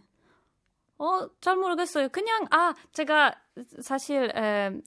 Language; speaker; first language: Korean; non-native, fluent; Polish